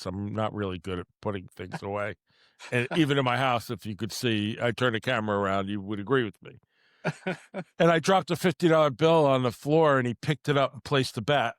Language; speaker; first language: English; native; English